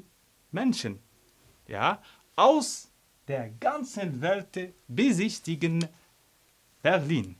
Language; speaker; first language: German; non-native, fluent; Arabic